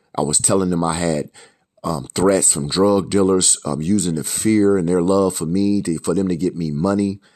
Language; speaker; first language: English; native; English